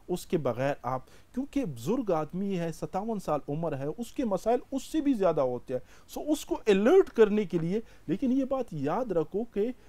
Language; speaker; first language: Urdu; non-native, local second language; Pashto